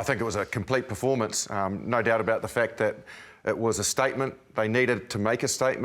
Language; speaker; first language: English; native; English